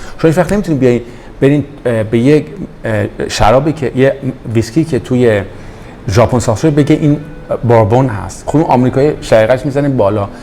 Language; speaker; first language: Persian; native; Persian